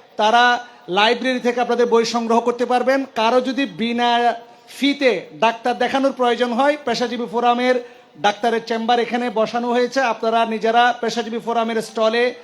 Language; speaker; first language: Bangla; native; Bangla